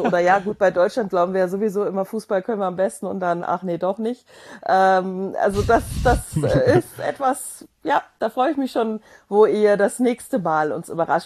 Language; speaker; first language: German; native; German